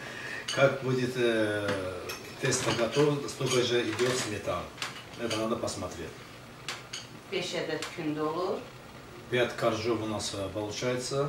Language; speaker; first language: Russian; non-native, fluent; Azerbaijani